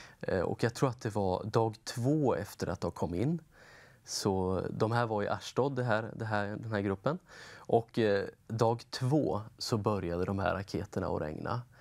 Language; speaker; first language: Swedish; native; Swedish